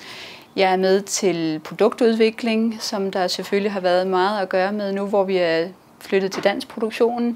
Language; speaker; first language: Danish; native; Danish